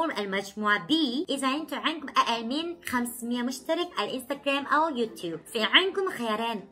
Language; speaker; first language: Arabic; non-native, fluent; Korean